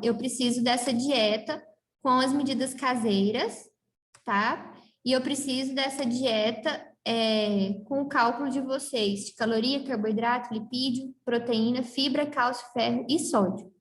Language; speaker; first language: Portuguese; native; Portuguese